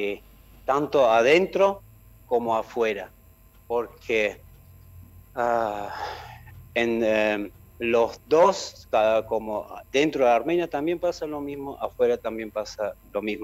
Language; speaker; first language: Spanish; non-native, fluent; Armenian